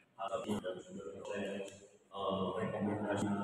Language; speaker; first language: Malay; non-native, local second language; Javanese